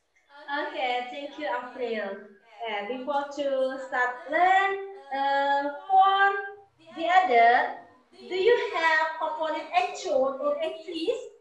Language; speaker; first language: English; non-native, learner; Indonesian